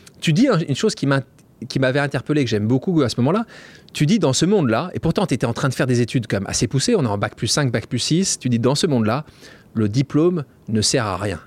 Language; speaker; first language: French; native; French